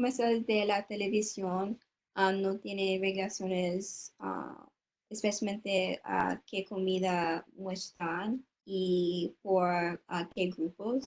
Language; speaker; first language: Spanish; non-native, learner; English